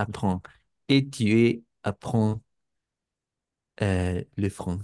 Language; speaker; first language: French; non-native, learner; Spanish